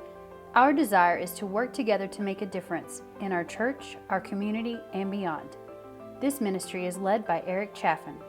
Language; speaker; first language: English; native; English